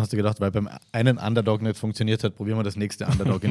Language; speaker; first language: German; native; German